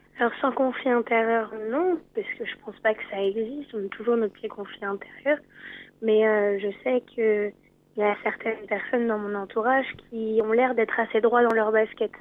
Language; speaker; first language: French; native; French